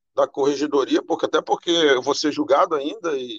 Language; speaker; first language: Portuguese; native; Portuguese